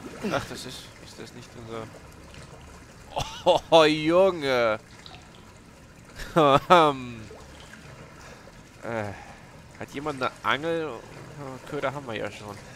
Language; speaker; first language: German; native; German